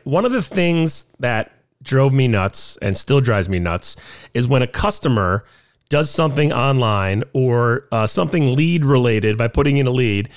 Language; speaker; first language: English; native; English